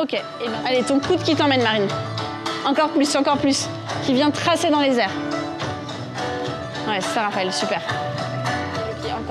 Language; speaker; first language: French; native; French